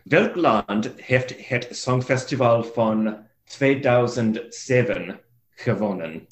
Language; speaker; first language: Dutch; non-native, learner; English